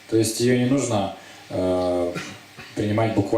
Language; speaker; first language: Russian; native; Russian